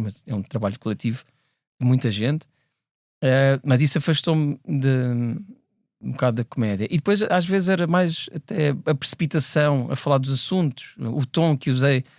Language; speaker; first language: Portuguese; native; Portuguese